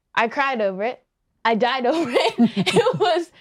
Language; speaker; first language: English; early bilingual, other home language; Yoruba